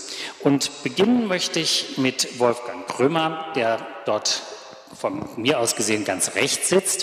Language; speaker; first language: German; native; German